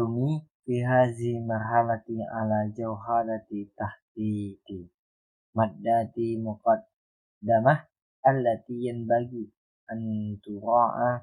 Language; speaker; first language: Arabic; non-native, learner; Indonesian